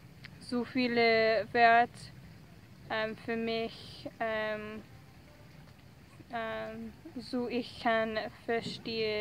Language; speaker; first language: German; non-native, learner; English